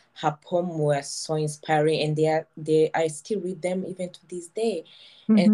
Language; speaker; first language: English; non-native, local second language; Kinyarwanda